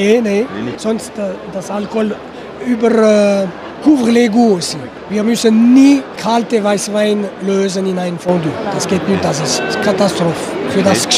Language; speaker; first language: German; non-native, local second language; French